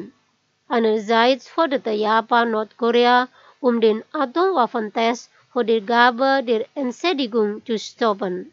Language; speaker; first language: German; non-native, fluent; Indonesian